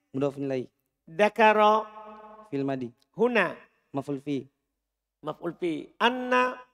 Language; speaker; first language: Arabic; non-native, fluent; Indonesian